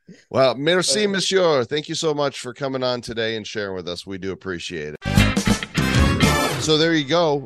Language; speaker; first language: English; native; English